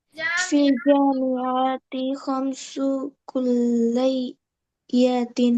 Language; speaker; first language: Arabic; non-native, learner; Bangla